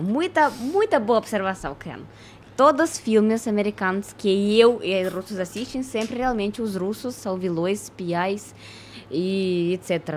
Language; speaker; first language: Portuguese; non-native, fluent; Russian